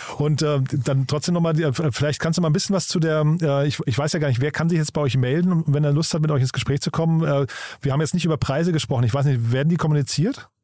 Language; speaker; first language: German; native; German